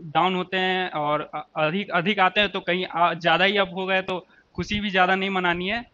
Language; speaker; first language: Hindi; native; Hindi